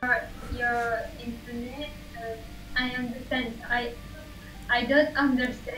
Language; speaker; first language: English; non-native, learner; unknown